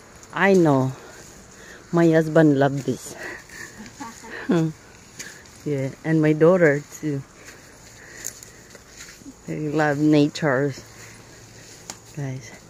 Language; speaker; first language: English; non-native, learner; Filipino